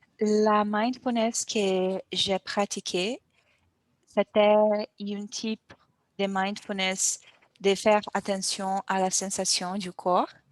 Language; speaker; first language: French; non-native, learner; Portuguese